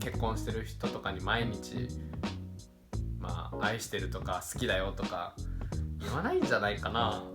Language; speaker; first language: Japanese; native; Japanese